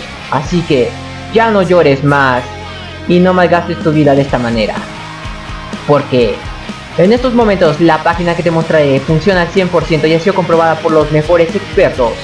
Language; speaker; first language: Spanish; native; Spanish